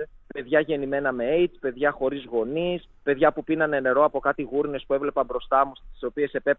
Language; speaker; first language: Greek; native; Greek